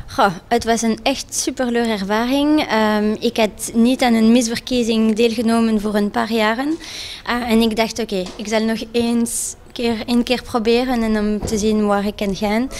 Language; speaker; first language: Dutch; non-native, local second language; French